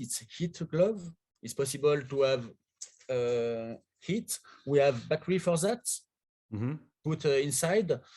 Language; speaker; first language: English; non-native, learner; French